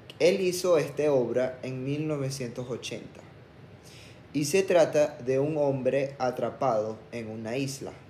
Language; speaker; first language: Spanish; early bilingual, heritage; Spanish